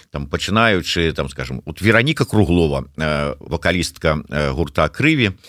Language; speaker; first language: Belarusian; native; Belarusian